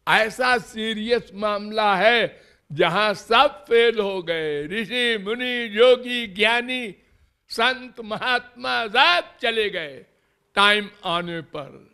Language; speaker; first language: Hindi; native; Hindi